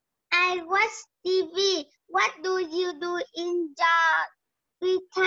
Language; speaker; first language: English; non-native, learner; Vietnamese